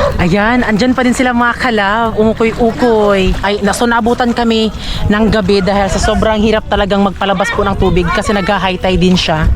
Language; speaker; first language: Filipino; non-native, local second language; Cebuano